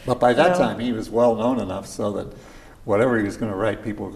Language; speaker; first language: English; native; English